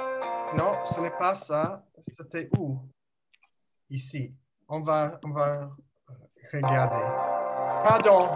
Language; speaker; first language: French; non-native, learner; English